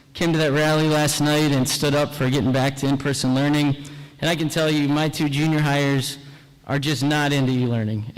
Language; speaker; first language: English; native; English